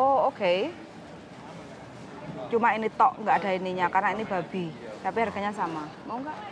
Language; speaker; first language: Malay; non-native, local second language; Javanese